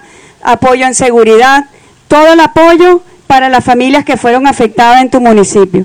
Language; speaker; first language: Spanish; native; Spanish